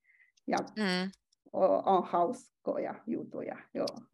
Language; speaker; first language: Finnish; non-native, learner; Chinese